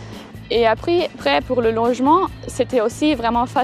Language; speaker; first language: French; non-native, fluent; German